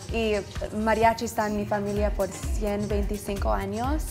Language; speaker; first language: Spanish; early bilingual, heritage; Spanish